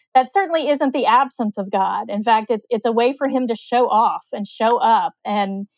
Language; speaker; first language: English; native; English